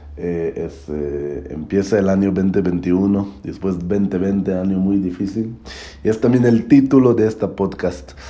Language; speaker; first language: Spanish; non-native, learner; Hebrew